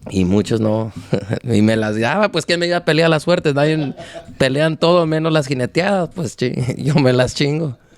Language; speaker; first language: Spanish; early bilingual, heritage; Spanish